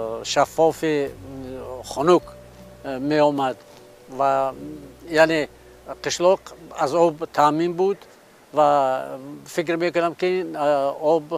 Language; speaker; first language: Persian; non-native, local second language; Shughni